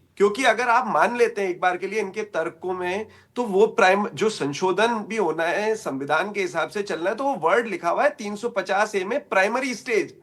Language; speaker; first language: Hindi; native; Hindi